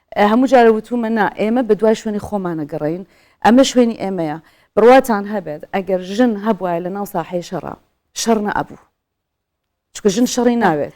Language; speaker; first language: Central Kurdish; native; Central Kurdish